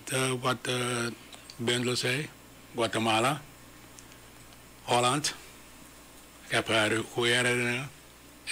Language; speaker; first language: Dutch; non-native, local second language; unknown